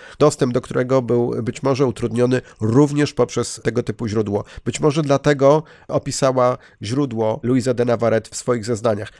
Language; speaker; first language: Polish; native; Polish